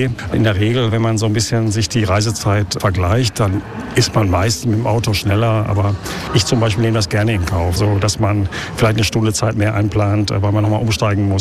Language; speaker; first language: German; native; German